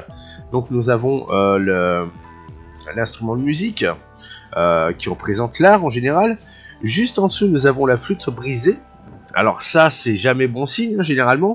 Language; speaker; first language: French; native; French